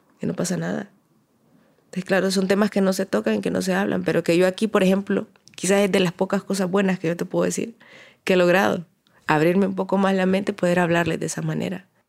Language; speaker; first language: Spanish; native; Spanish